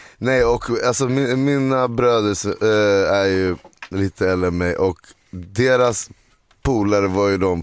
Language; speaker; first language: Swedish; native; Swedish